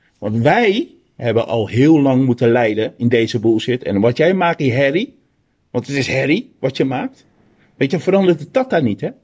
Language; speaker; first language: Dutch; native; Dutch